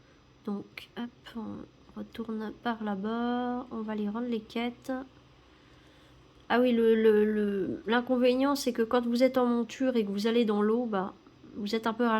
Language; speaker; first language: French; native; French